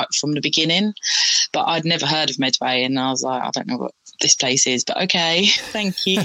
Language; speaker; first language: English; native; English